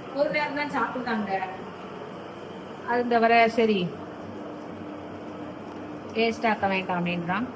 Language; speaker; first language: Tamil; native; Tamil